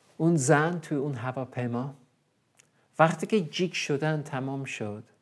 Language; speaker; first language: Persian; non-native, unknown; English